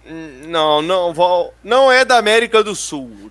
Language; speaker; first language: Portuguese; native; Portuguese